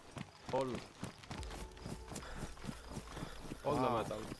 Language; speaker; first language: English; non-native, learner; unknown